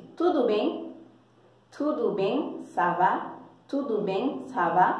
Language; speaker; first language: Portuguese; non-native, learner; Haitian Creole